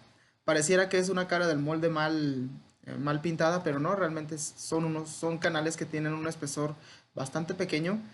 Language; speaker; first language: Spanish; native; Spanish